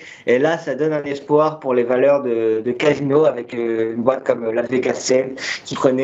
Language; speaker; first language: French; native; French